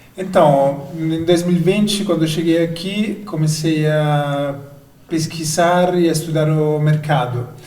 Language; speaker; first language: Portuguese; non-native, fluent; Italian